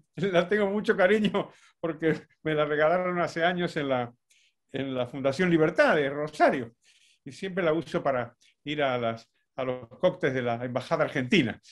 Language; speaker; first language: Spanish; native; Spanish